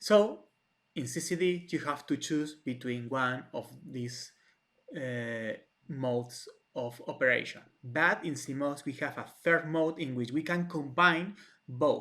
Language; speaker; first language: English; non-native, fluent; Spanish